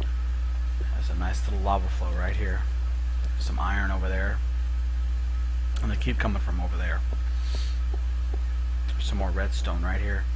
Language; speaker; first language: English; native; English